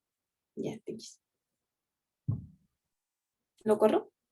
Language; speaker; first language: Spanish; native; Spanish